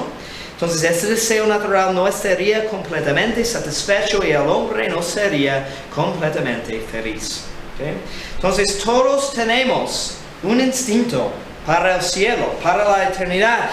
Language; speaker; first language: Spanish; non-native, fluent; English